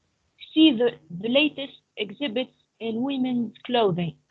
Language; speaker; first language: English; non-native, learner; Arabic